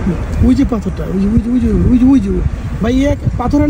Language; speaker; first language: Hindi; non-native, learner; Bangla